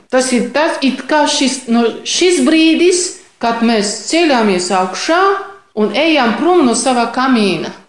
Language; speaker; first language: Latvian; non-native, fluent; Polish